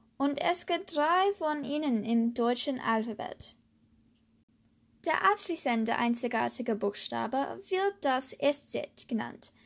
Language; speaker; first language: German; non-native, learner; English